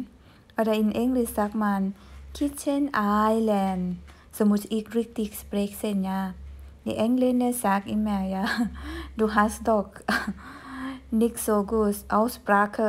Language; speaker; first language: German; non-native, fluent; Thai